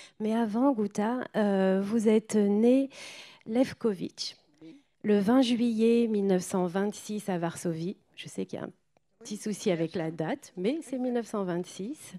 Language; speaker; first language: French; native; French